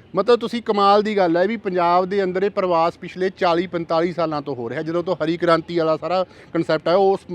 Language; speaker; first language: Punjabi; native; Punjabi